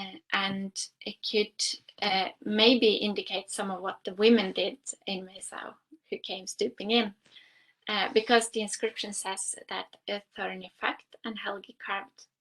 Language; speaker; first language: English; non-native, fluent; Norwegian